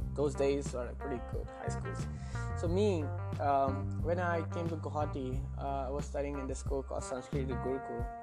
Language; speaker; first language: English; non-native, local second language; Manipuri